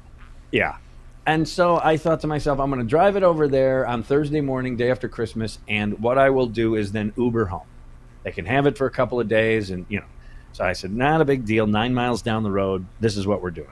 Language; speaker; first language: English; native; English